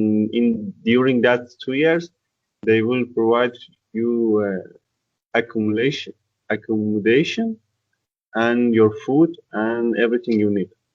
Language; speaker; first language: English; non-native, local second language; Persian